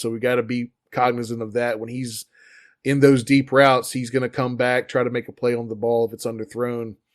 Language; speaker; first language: English; native; English